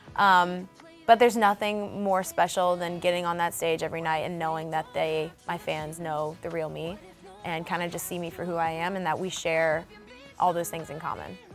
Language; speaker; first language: English; native; English